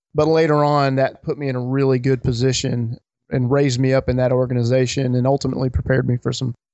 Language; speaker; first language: English; native; English